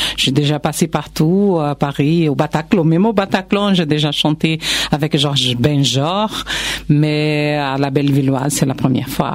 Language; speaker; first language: French; non-native, fluent; Portuguese